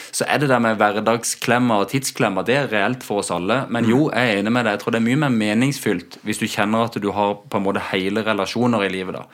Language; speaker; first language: Norwegian; native; Norwegian